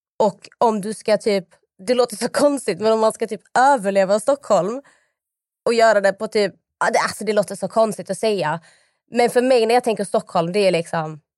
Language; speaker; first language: Swedish; native; Swedish